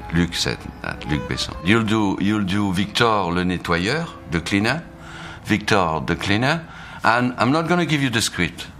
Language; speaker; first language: English; non-native, fluent; Arabic